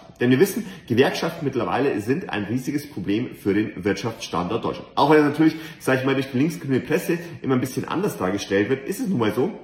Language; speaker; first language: German; native; German